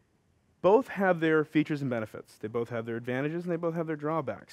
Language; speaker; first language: English; native; English